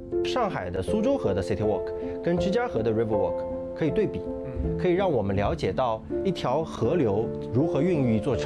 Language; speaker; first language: Chinese; native; Chinese